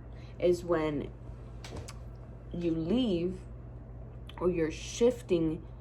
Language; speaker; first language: English; native; English